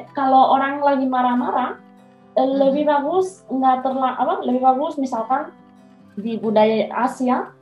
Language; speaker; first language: Indonesian; non-native, fluent; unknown